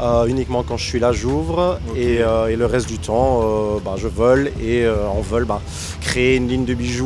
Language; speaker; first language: French; native; French